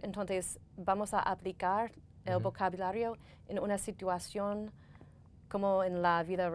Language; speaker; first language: Spanish; non-native, fluent; English